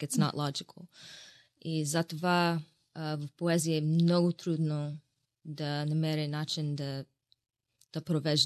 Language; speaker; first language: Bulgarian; non-native, learner; English